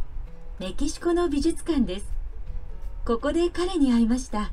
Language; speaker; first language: Japanese; non-native, learner; Thai